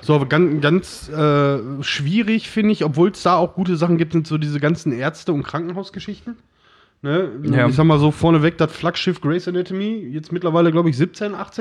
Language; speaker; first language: German; native; German